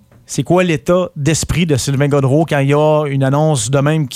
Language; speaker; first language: French; native; French